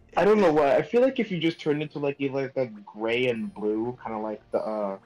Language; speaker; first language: English; native; English